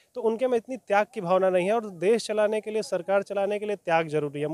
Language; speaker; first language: Hindi; native; Hindi